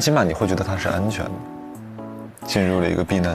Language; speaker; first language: Chinese; native; Chinese